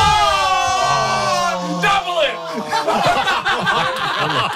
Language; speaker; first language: English; native; English